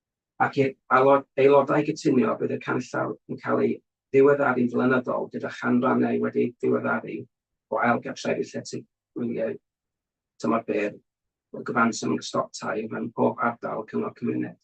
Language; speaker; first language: Welsh; native; Welsh